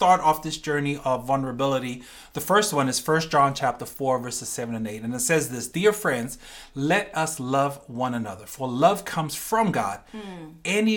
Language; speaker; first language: English; native; English